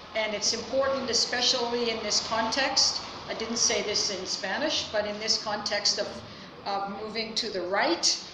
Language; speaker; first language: English; native; English